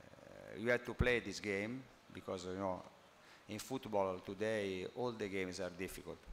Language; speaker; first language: English; non-native, fluent; Italian